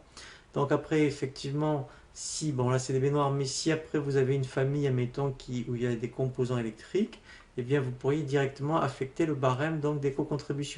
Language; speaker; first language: French; native; French